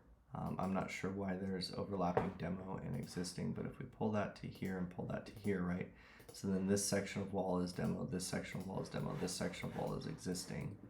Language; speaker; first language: English; native; English